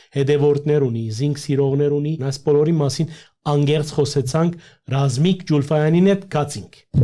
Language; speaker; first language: Armenian; early bilingual, heritage; Armenian